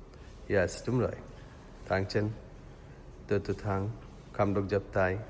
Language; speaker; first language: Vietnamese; non-native, learner; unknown